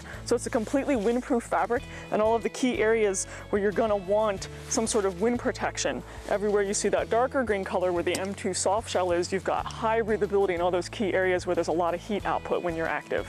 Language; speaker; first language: English; native; English